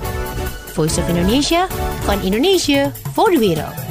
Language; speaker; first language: Dutch; non-native, learner; Indonesian